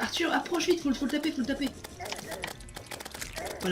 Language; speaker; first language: French; native; French